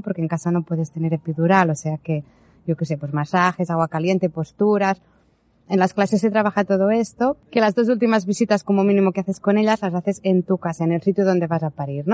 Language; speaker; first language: Spanish; native; Spanish